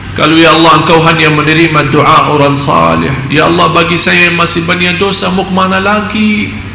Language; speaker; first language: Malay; non-native, fluent; Arabic